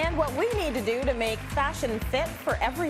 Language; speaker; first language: English; native; English